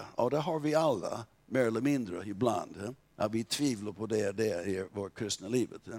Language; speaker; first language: Swedish; non-native, fluent; English